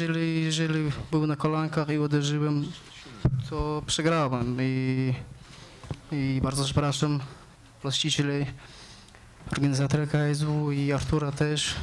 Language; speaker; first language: Polish; non-native, learner; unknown